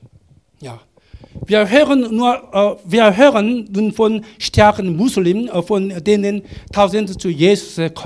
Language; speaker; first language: German; non-native, learner; Korean